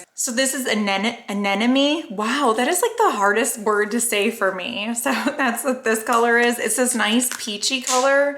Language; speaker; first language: English; native; English